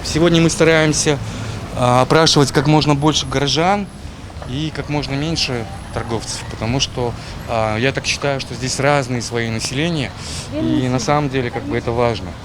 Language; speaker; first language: Russian; native; Russian